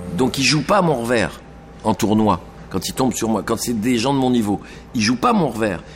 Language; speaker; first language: French; native; French